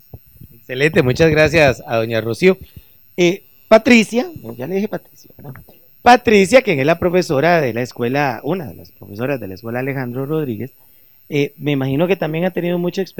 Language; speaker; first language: Spanish; native; Spanish